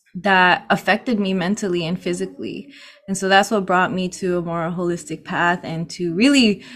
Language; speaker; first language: English; early bilingual, other home language; Filipino